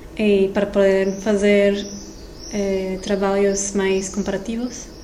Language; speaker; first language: Portuguese; non-native, learner; English